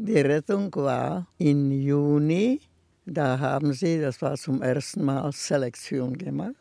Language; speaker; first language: German; non-native, fluent; Czech